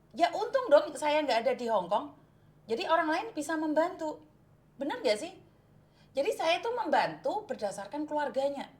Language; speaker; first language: Indonesian; non-native, local second language; Javanese